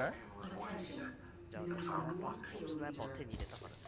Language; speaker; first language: Japanese; native; Japanese